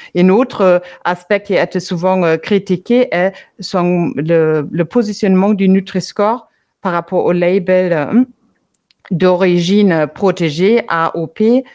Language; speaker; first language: French; non-native, fluent; German